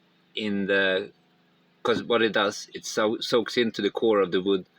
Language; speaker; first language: English; non-native, fluent; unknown